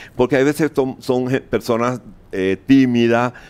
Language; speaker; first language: Spanish; native; Spanish